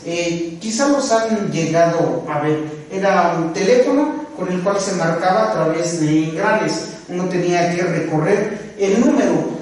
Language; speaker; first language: Spanish; native; Spanish